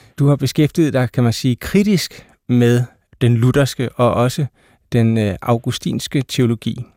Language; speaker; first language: Danish; native; Danish